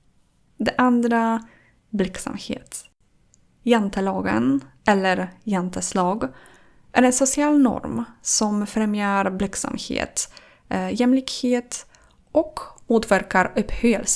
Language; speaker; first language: Swedish; non-native, fluent; Polish